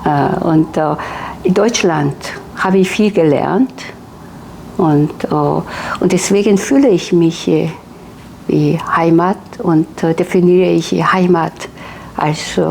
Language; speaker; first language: German; non-native, fluent; Korean